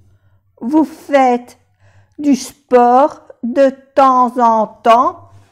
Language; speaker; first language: French; non-native, fluent; Spanish